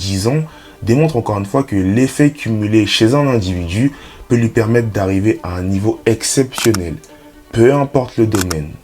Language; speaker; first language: French; native; French